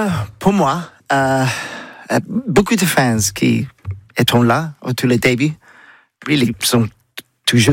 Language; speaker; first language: French; non-native, learner; English